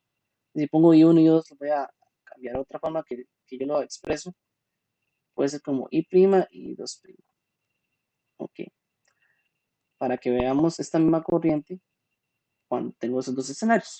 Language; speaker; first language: Spanish; native; Spanish